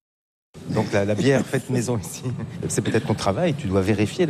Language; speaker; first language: French; native; French